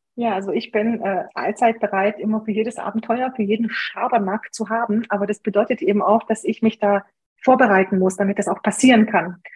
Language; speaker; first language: German; early bilingual, other home language; Hungarian